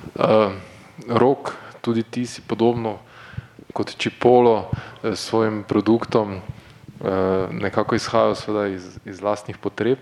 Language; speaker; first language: Slovenian; native; Slovenian